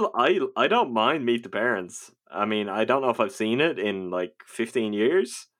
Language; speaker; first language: English; native; English